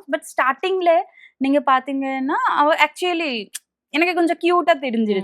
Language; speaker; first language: Tamil; non-native, local second language; Bangla